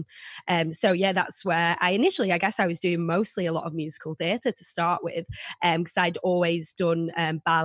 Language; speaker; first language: English; native; English